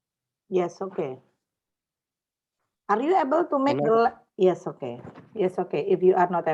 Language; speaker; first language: English; non-native, fluent; Indonesian